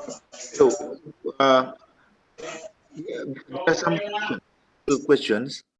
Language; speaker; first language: English; non-native, learner; Indonesian